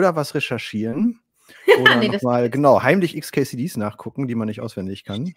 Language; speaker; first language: German; native; German